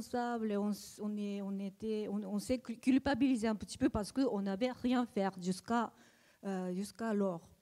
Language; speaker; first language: French; non-native, learner; Japanese